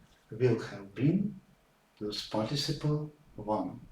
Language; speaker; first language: English; non-native, fluent; Ukrainian